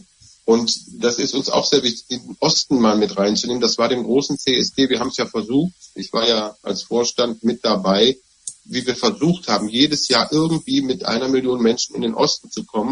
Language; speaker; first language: German; native; German